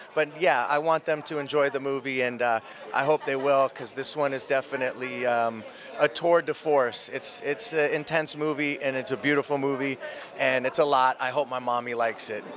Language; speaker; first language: English; native; English